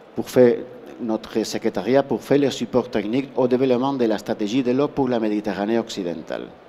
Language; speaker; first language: French; non-native, fluent; Spanish